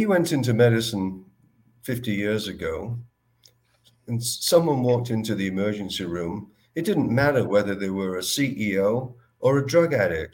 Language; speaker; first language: English; native; English